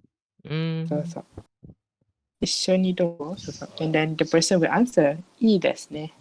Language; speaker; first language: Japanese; non-native, learner; Malay